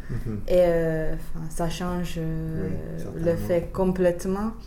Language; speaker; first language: French; non-native, fluent; Finnish